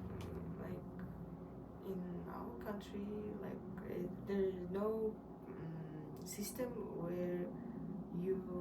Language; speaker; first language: English; non-native, learner; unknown